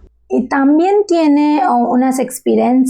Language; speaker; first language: Spanish; non-native, learner; Bangla